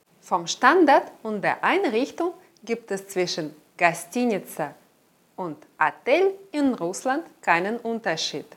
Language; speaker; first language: German; non-native, fluent; Russian